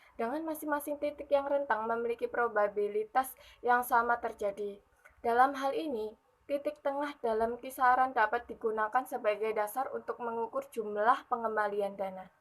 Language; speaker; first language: Indonesian; native; Indonesian